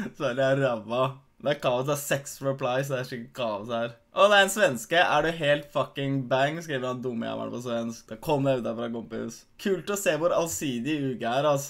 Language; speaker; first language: Norwegian; early bilingual, other home language; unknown